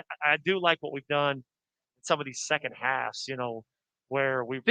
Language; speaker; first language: English; native; English